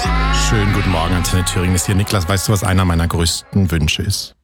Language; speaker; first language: German; native; German